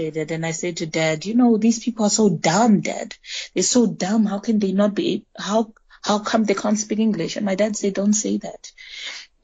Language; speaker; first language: English; early bilingual, other home language; Shona